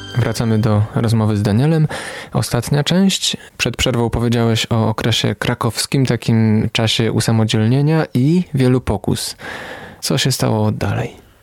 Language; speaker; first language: Polish; native; Polish